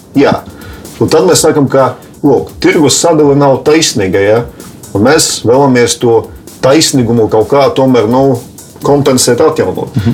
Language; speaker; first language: Latvian; non-native, local second language; Russian